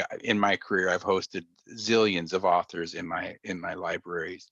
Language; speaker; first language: English; native; English